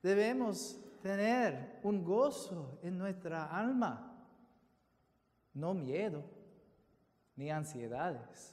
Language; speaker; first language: Spanish; non-native, fluent; English